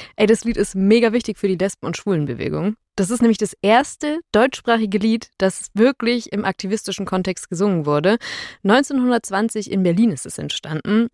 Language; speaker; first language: German; native; German